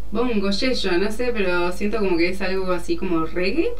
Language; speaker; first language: Spanish; native; Spanish